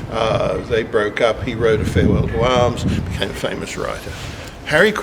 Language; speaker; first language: English; native; English